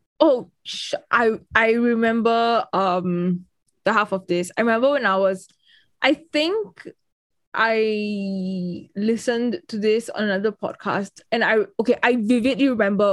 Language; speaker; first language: English; native; English